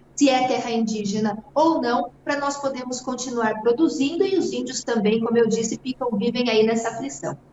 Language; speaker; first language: Portuguese; native; Portuguese